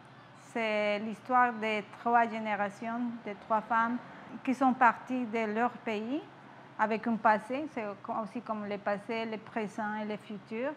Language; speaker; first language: French; non-native, fluent; Spanish